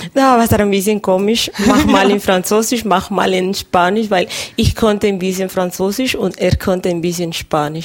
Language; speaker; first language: German; non-native, learner; Spanish